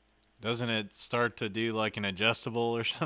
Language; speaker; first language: English; native; English